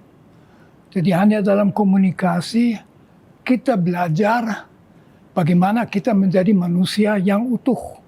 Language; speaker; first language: Indonesian; non-native, fluent; German